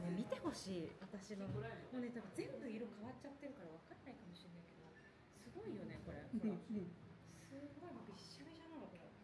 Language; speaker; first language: Japanese; native; Japanese